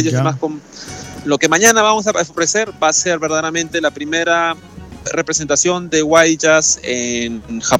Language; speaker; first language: Spanish; native; Spanish